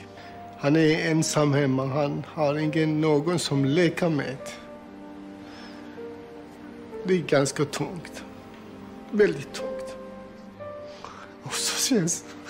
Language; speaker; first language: Swedish; non-native, learner; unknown